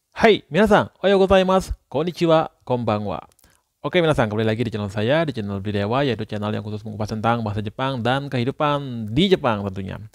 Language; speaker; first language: Indonesian; native; Indonesian